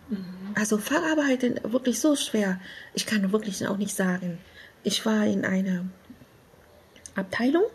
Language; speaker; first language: German; non-native, learner; Vietnamese